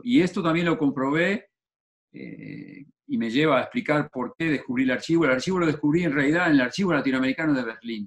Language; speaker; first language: Spanish; native; Spanish